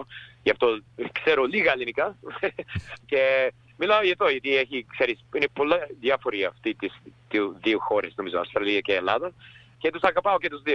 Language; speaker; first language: Greek; early bilingual, heritage; English